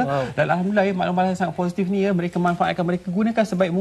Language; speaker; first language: Malay; native; Malay